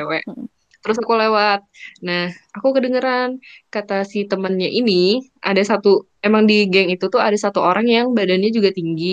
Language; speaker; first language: Indonesian; native; Indonesian